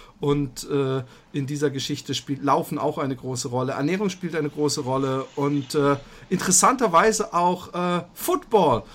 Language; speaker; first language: German; native; German